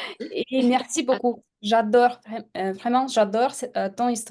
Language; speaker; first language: French; non-native, fluent; Russian